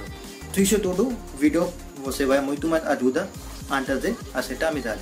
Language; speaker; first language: Portuguese; non-native, learner; Hindi